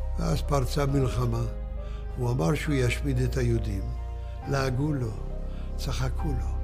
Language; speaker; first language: Hebrew; early bilingual, other home language; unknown